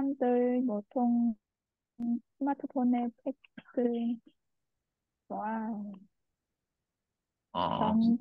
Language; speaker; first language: Korean; non-native, learner; Vietnamese